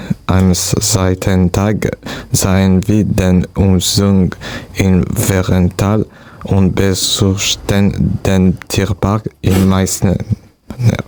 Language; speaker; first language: German; non-native, learner; French